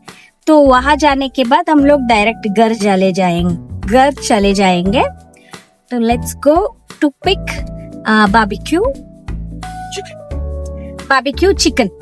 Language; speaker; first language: Hindi; non-native, local second language; Kannada